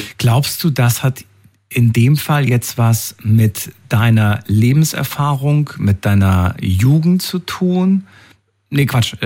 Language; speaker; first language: German; native; German